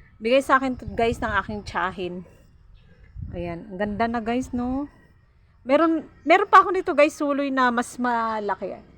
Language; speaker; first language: Filipino; non-native, local second language; Waray